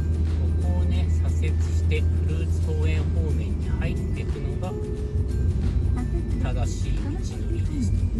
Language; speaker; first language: Japanese; native; Japanese